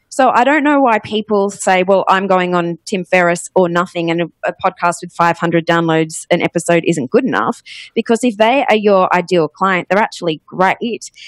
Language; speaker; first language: English; native; English